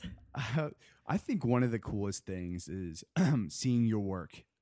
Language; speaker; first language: English; native; English